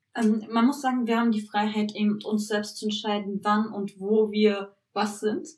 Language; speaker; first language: German; early bilingual, other home language; Turkish